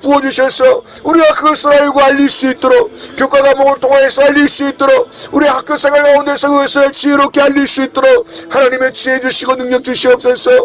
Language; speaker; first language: Korean; native; Korean